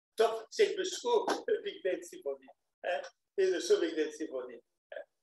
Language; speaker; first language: Hebrew; non-native, fluent; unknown